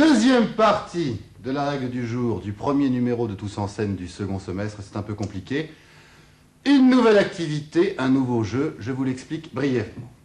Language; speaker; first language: French; native; French